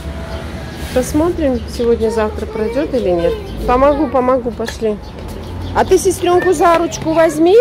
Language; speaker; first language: Russian; native; Russian